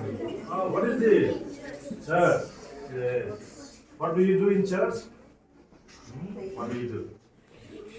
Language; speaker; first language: English; non-native, local second language; Bodo